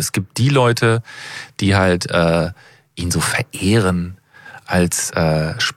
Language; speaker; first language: German; native; German